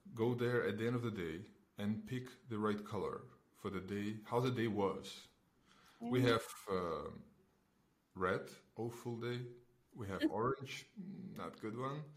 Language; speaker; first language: English; non-native, fluent; Belarusian